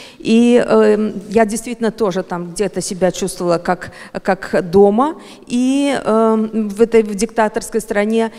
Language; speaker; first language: Russian; native; Russian